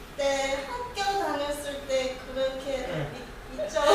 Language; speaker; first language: Korean; non-native, learner; Chinese